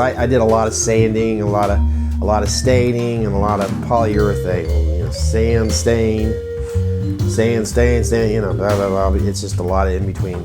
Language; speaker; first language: English; native; English